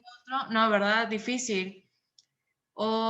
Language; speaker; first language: Spanish; native; Spanish